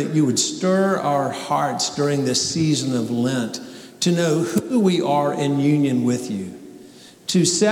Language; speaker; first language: English; native; English